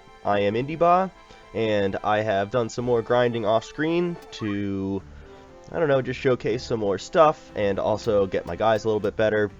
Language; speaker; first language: English; native; English